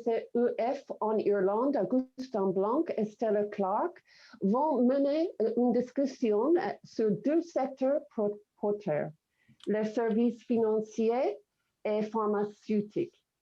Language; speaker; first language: French; non-native, fluent; English